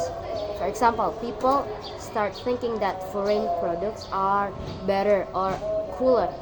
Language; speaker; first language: English; non-native, learner; Indonesian